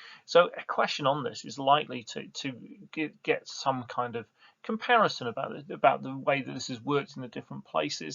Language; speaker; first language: English; native; English